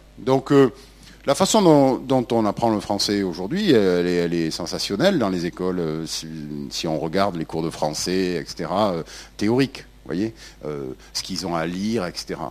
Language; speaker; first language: French; native; French